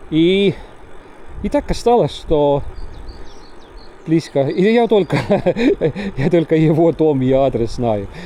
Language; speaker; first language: Russian; non-native, local second language; Estonian